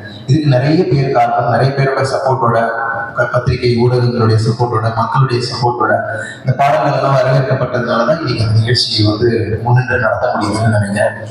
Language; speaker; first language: Tamil; native; Tamil